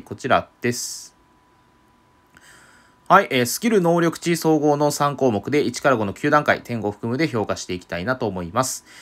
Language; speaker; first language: Japanese; native; Japanese